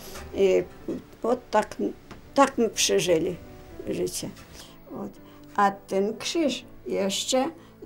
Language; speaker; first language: Ukrainian; native; Ukrainian